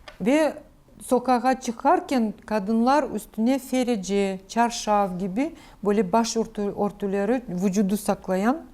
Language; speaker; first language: Turkish; non-native, learner; Crimean Tatar